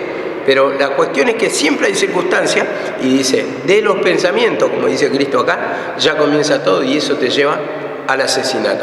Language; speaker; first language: Spanish; native; Spanish